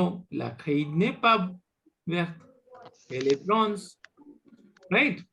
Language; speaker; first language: French; non-native, fluent; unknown